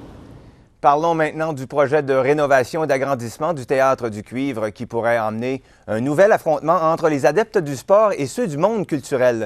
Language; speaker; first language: French; native; French